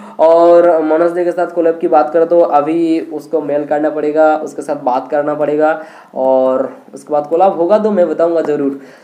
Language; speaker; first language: Hindi; non-native, local second language; Bangla